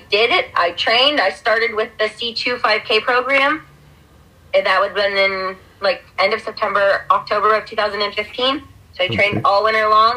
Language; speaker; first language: English; native; English